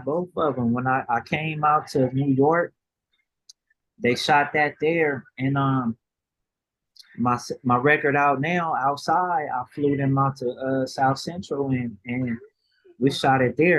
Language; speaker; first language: English; native; English